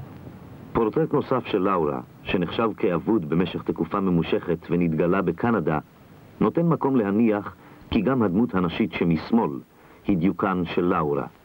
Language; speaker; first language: Hebrew; native; Hebrew